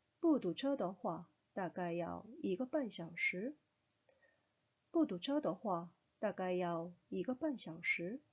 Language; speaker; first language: Chinese; non-native, fluent; Korean